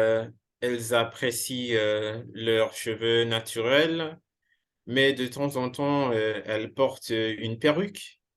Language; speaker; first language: French; non-native, fluent; English